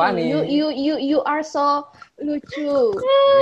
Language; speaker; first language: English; non-native, learner; Indonesian